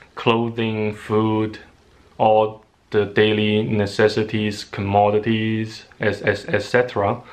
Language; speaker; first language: English; non-native, fluent; Chinese